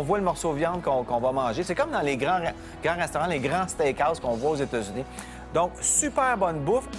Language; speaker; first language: French; native; French